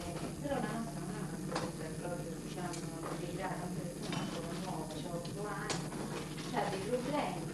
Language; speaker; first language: Italian; native; Italian